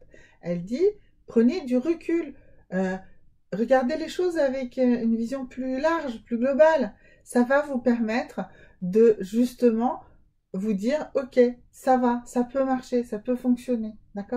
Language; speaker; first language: French; native; French